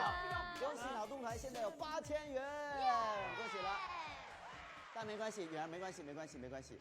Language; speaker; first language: Chinese; native; Chinese